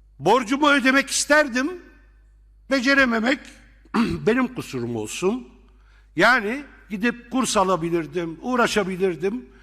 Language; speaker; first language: Turkish; non-native, local second language; Arabic